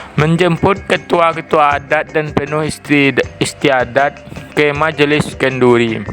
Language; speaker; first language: Malay; non-native, local second language; Minangkabau